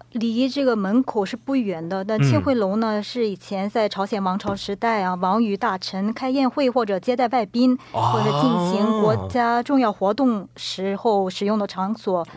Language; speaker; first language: Chinese; native; Chinese